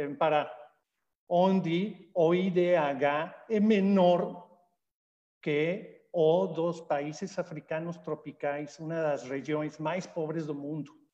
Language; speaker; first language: Portuguese; non-native, learner; Spanish